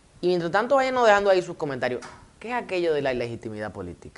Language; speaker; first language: Spanish; native; Spanish